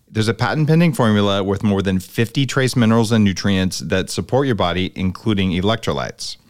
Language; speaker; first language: English; native; English